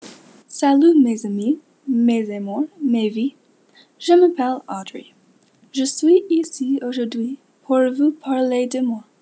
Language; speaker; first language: French; non-native, learner; English